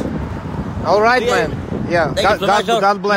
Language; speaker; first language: English; non-native, fluent; Ukrainian